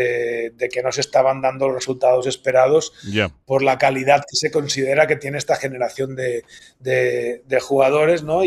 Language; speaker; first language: Spanish; native; Spanish